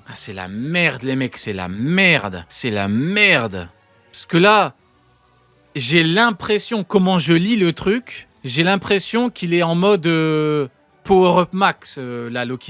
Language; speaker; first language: French; native; French